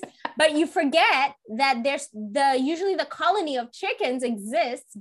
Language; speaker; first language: English; non-native, local second language; Kikuyu